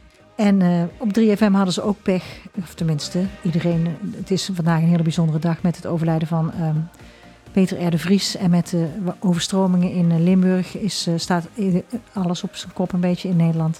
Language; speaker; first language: Dutch; native; Dutch